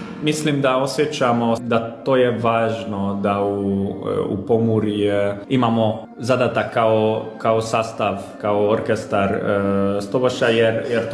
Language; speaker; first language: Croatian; non-native, local second language; Hungarian